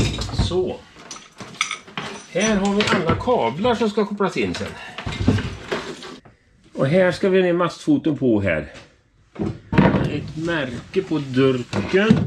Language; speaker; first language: Swedish; native; Swedish